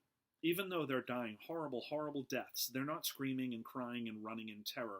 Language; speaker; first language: English; native; English